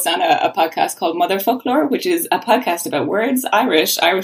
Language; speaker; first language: English; native; English